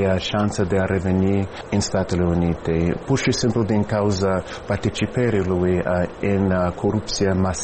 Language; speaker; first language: Romanian; non-native, fluent; English